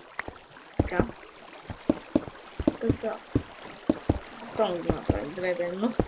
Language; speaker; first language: Bulgarian; native; Bulgarian